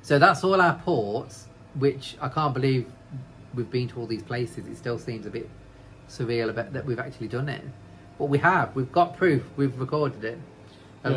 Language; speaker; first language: English; native; English